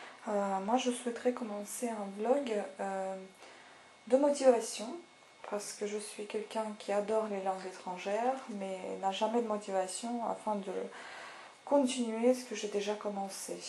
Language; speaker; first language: French; non-native, fluent; Russian